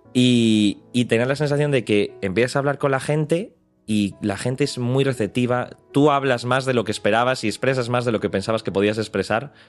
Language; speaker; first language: Spanish; native; Spanish